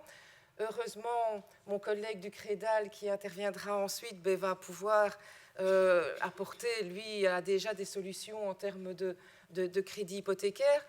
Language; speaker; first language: French; native; French